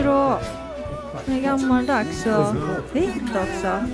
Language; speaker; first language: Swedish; non-native, learner; Japanese